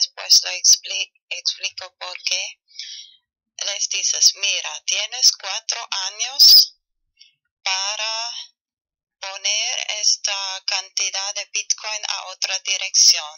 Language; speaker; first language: Spanish; non-native, fluent; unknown